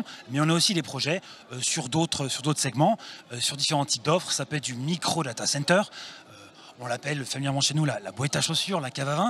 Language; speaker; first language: French; native; French